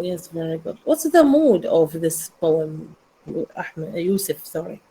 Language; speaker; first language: English; non-native, learner; Arabic